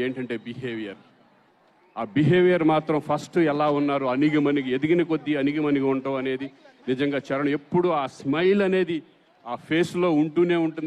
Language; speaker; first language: Telugu; native; Telugu